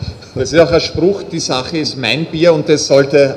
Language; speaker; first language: German; native; German